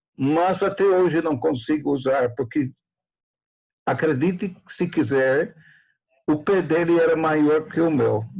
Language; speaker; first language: Portuguese; non-native, fluent; English